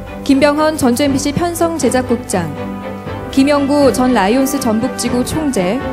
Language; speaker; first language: Korean; native; Korean